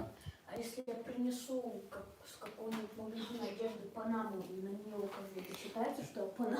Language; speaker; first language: Russian; non-native, local second language; Chechen